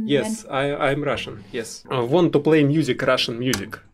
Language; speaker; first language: English; non-native, learner; Russian